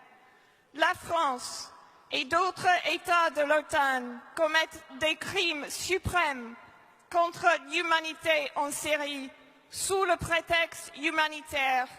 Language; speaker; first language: French; non-native, fluent; English